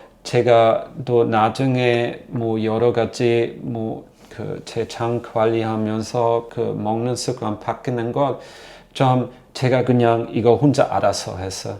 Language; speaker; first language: Korean; non-native, learner; German